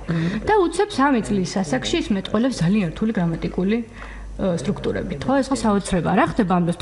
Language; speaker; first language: Georgian; native; Georgian